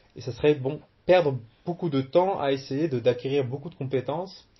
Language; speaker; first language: French; early bilingual, other home language; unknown